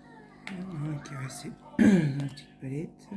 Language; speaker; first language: French; native; French